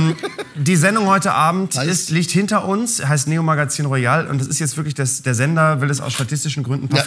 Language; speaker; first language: German; native; German